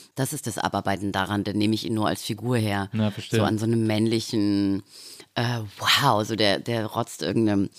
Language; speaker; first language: German; native; German